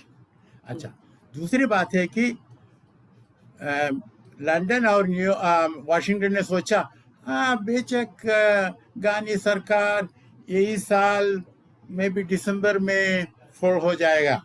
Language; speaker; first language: Hindi; non-native, local second language; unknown